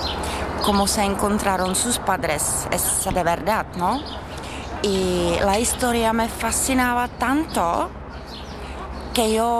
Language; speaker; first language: Spanish; non-native, fluent; Czech